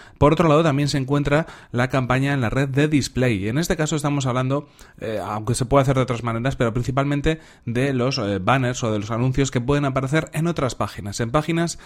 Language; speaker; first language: Spanish; native; Spanish